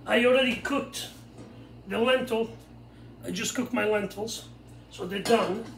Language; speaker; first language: English; non-native, fluent; Italian